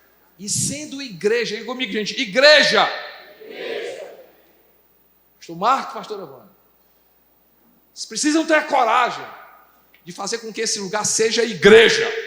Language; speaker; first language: Portuguese; native; Portuguese